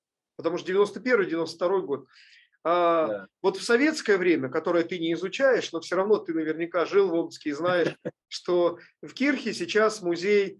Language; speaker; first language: Russian; native; Russian